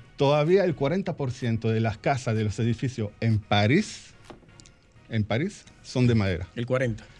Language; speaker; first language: Spanish; early bilingual, heritage; Spanish